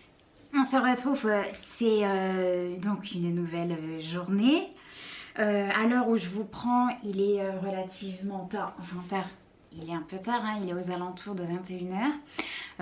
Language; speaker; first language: French; native; French